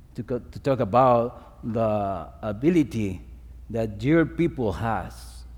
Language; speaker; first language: English; non-native, fluent; Spanish